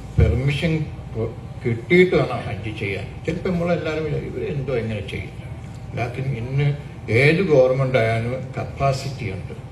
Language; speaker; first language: Malayalam; early bilingual, heritage; Malayalam